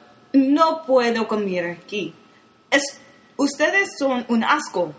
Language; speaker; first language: Spanish; non-native, learner; English